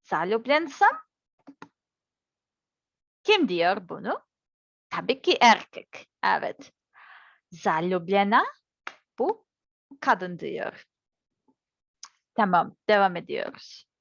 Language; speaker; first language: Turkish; non-native, learner; Serbian